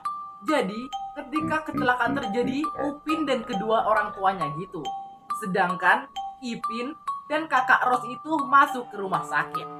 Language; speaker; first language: Indonesian; native; Indonesian